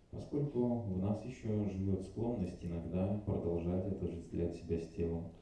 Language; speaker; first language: Russian; native; Russian